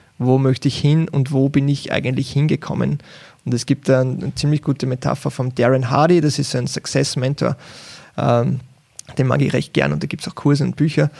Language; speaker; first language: German; native; German